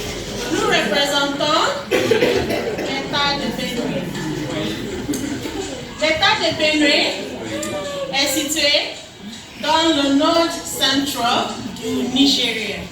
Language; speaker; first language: French; non-native, learner; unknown